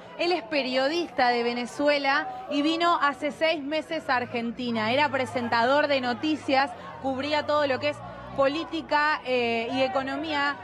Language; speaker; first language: Spanish; native; Spanish